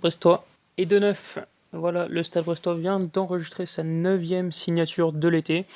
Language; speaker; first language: French; native; French